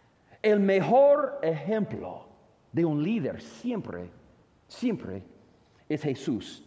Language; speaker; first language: Spanish; non-native, fluent; English